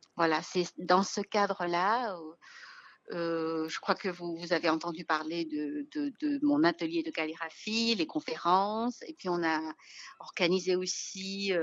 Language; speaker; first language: French; non-native, fluent; Chinese